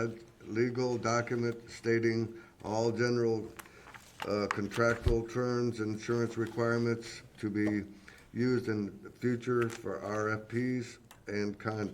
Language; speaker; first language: English; native; English